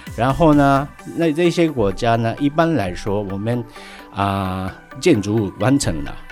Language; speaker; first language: Chinese; non-native, fluent; Japanese